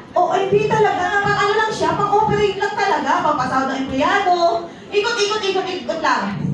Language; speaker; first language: Filipino; native; Filipino